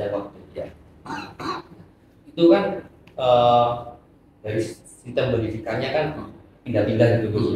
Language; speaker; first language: Indonesian; native; Indonesian